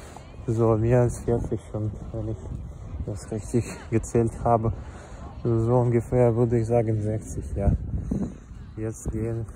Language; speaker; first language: German; non-native, fluent; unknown